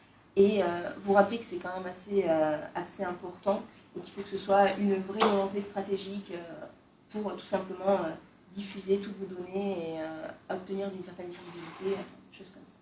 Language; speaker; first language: French; native; French